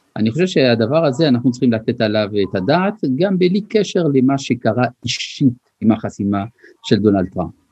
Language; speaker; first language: Hebrew; early bilingual, other home language; French